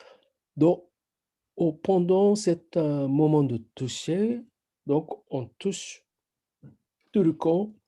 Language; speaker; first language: French; non-native, fluent; Japanese